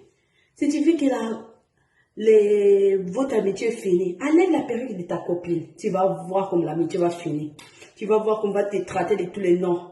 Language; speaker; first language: French; non-native, learner; Portuguese